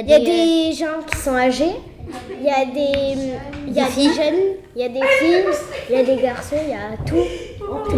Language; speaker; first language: French; native; French